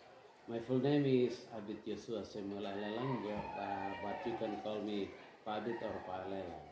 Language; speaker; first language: English; non-native, fluent; Indonesian